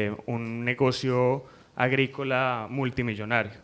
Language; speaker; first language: Spanish; native; Spanish